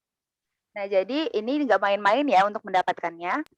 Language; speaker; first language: Indonesian; native; Indonesian